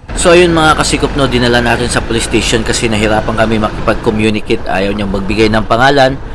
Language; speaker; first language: Filipino; native; Filipino